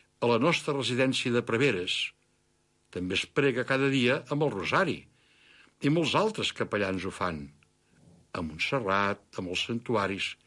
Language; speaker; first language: Catalan; native; Catalan